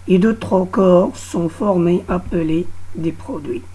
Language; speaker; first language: French; non-native, local second language; Arabic